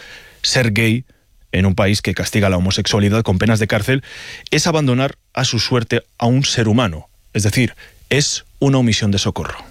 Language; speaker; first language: Spanish; native; Spanish